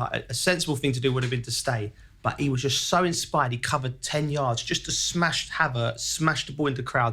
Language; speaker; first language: English; native; English